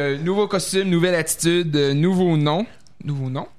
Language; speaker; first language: French; native; French